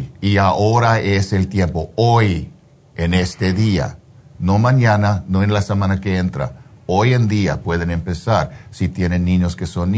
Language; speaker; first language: Spanish; early bilingual, heritage; Spanish